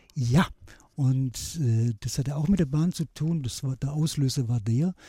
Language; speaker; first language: German; native; German